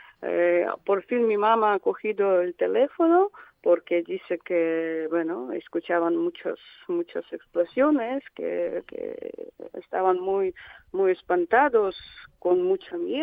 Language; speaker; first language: Spanish; non-native, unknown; Russian